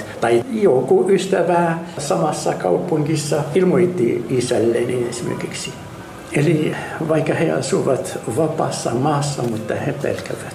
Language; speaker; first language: Finnish; non-native, learner; Arabic